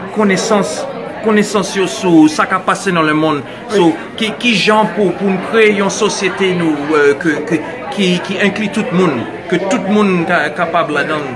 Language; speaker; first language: Haitian Creole; non-native, fluent; English